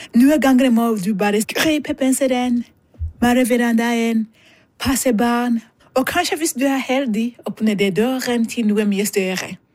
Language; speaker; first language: Norwegian; non-native, fluent; Rundi